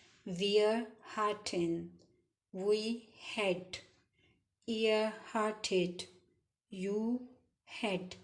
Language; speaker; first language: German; non-native, fluent; Urdu